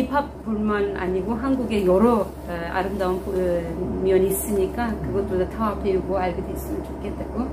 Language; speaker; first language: Korean; non-native, fluent; Turkish